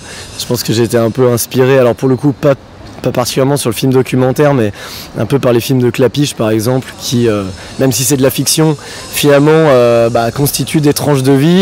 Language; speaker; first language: French; native; French